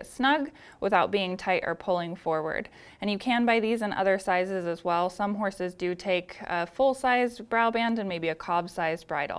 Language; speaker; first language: English; native; English